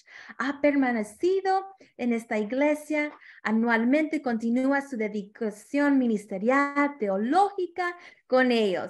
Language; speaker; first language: Spanish; early bilingual, heritage; Spanish